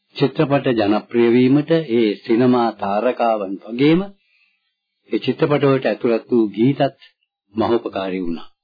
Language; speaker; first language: Sinhala; native; Sinhala